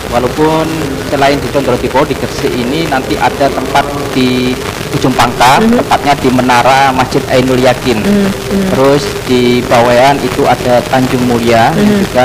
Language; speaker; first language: Indonesian; native; Indonesian